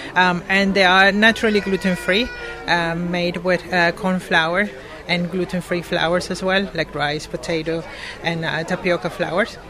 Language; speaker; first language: English; non-native, fluent; Spanish